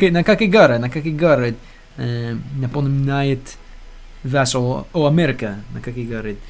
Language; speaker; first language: Russian; non-native, learner; English